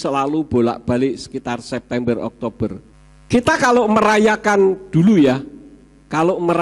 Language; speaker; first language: Indonesian; native; Indonesian